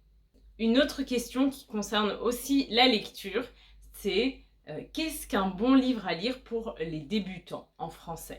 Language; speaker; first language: French; native; French